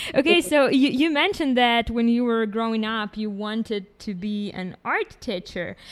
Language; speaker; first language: English; non-native, fluent; Ukrainian